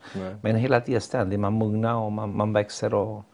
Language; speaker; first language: Swedish; non-native, fluent; Spanish